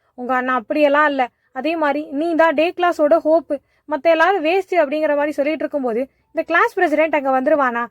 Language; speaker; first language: Tamil; native; Tamil